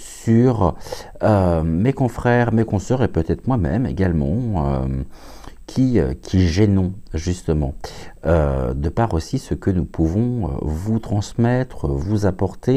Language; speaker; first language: French; native; French